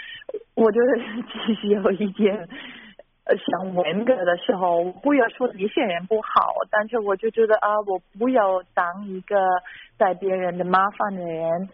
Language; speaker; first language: Chinese; non-native, fluent; German